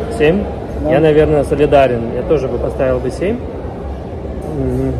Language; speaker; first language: Russian; native; Russian